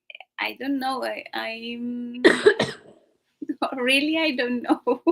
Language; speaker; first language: English; non-native, learner; Spanish